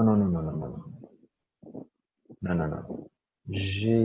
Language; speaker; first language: French; non-native, fluent; Portuguese